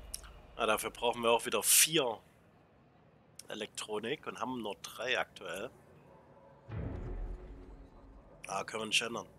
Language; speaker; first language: German; native; German